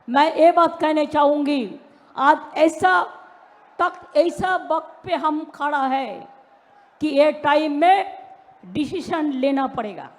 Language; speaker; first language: Hindi; non-native, local second language; Bangla